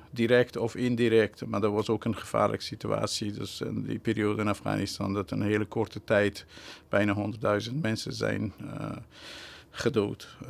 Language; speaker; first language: Dutch; non-native, fluent; Persian